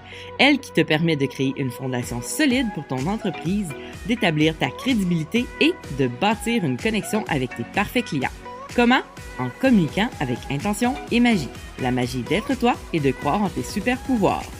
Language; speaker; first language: French; native; French